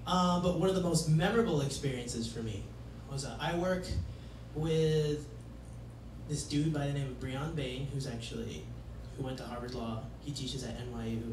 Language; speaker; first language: English; native; English